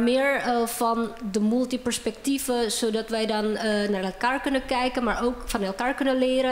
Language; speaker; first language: Dutch; non-native, fluent; Indonesian